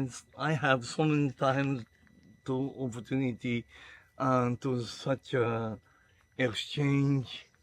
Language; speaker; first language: English; non-native, learner; Japanese